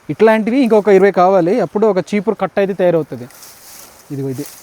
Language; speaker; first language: Telugu; native; Telugu